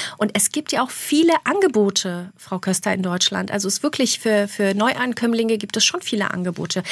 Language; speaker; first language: German; early bilingual, other home language; Albanian